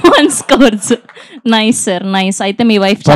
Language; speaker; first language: Telugu; native; Telugu